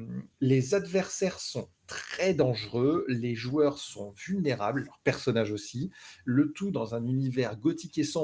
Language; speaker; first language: French; native; French